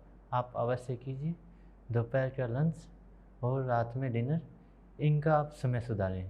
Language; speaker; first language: Hindi; native; Hindi